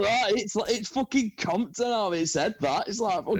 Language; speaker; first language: English; native; English